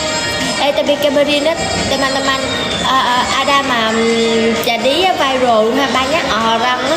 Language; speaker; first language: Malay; non-native, learner; Vietnamese